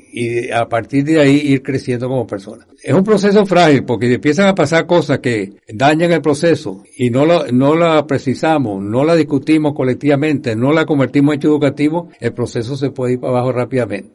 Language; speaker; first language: Spanish; native; Spanish